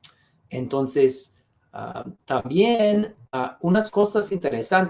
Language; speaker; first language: Spanish; non-native, fluent; English